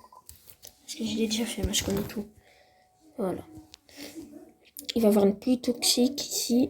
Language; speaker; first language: French; native; French